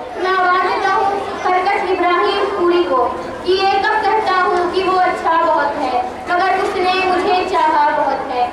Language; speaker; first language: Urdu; native; Urdu